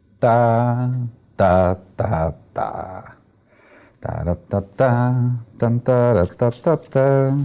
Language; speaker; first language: Dutch; native; Dutch